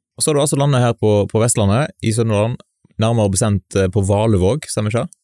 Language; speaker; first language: Norwegian; native; Norwegian